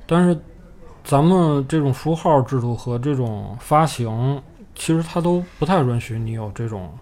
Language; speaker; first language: Chinese; native; Chinese